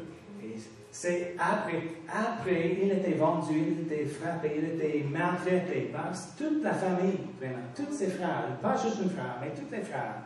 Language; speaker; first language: French; non-native, fluent; English